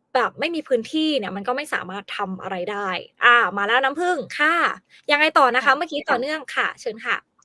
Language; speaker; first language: Thai; native; Thai